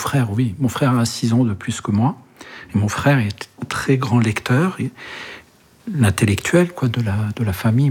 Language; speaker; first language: French; early bilingual, other home language; Arabic